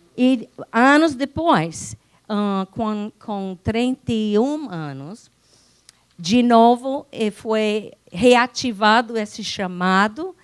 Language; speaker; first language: Portuguese; non-native, fluent; English